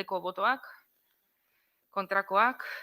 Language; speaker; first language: Basque; non-native, local second language; Spanish